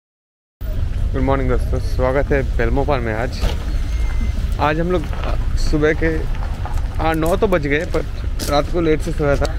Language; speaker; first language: Hindi; non-native, local second language; Bangla